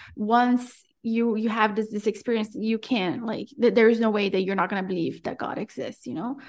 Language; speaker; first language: English; non-native, fluent; Portuguese